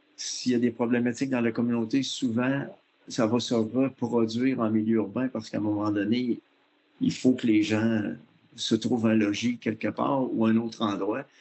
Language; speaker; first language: French; native; French